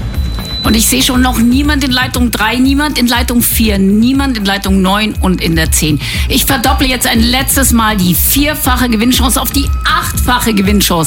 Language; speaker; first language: German; native; German